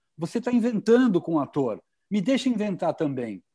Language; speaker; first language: Portuguese; native; Portuguese